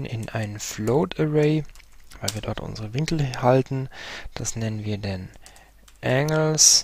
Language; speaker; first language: German; native; German